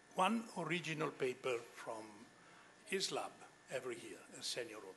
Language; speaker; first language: English; non-native, fluent; Italian